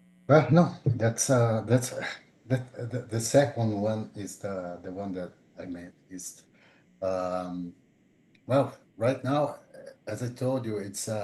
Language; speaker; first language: English; non-native, fluent; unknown